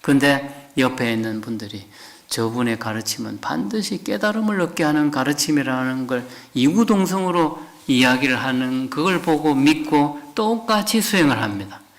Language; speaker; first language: Korean; native; Korean